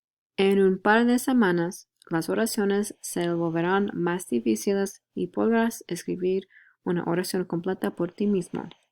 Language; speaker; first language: Spanish; non-native, learner; English